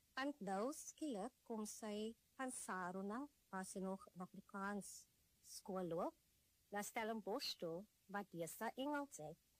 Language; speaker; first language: Afrikaans; native; Afrikaans